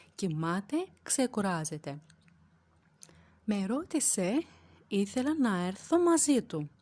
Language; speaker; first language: Greek; non-native, fluent; Turkish